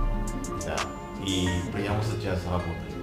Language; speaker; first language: Russian; non-native, learner; Indonesian